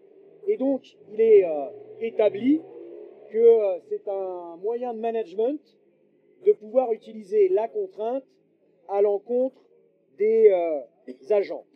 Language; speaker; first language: French; native; French